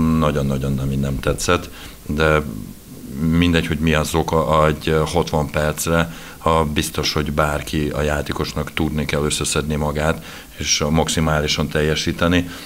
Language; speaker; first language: Hungarian; non-native, fluent; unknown